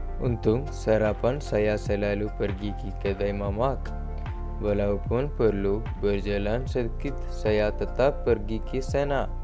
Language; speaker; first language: Malay; non-native, learner; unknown